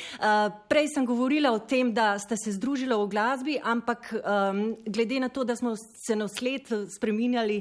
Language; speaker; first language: Slovenian; native; Slovenian